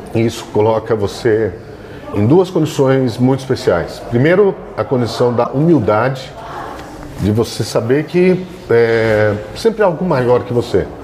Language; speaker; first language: Portuguese; native; Portuguese